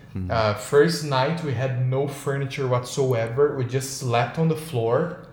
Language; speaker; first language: English; non-native, fluent; Portuguese